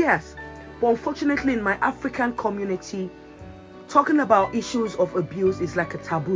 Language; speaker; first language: English; non-native, local second language; Yoruba